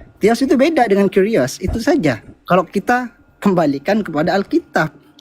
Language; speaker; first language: Indonesian; non-native, local second language; Madurese